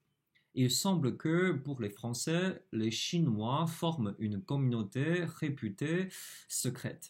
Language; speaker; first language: French; non-native, fluent; Chinese